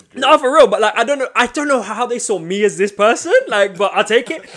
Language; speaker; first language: English; native; English